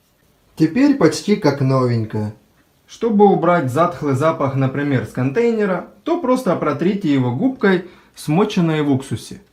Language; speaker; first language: Russian; native; Russian